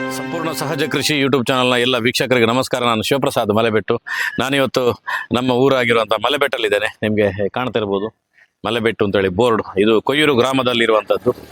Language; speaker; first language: Kannada; non-native, local second language; Tulu